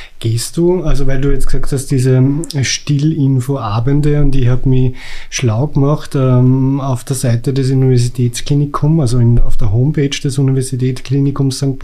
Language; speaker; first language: German; native; German